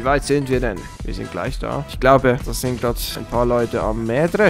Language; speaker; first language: German; native; German